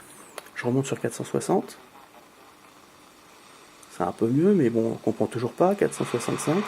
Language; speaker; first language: French; native; French